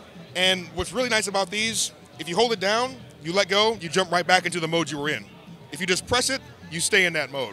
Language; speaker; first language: English; native; English